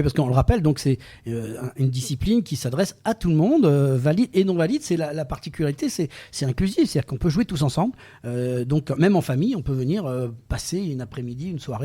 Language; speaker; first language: French; native; French